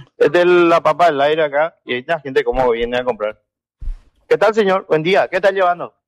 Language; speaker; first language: Spanish; native; Spanish